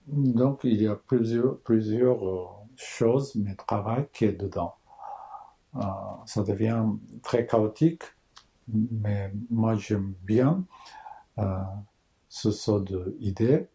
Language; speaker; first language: French; non-native, learner; Japanese